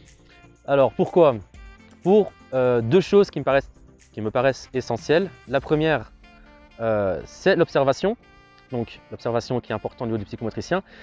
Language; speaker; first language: French; native; French